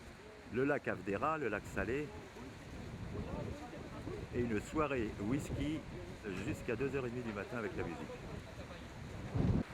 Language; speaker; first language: French; native; French